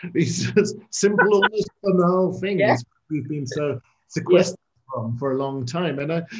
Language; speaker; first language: English; native; English